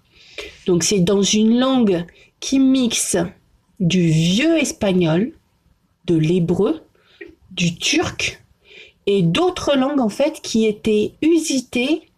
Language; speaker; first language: French; native; French